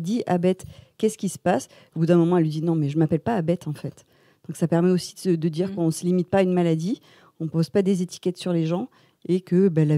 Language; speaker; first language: French; native; French